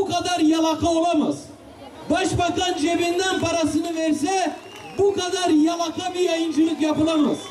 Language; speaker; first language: Turkish; non-native, local second language; Kurdish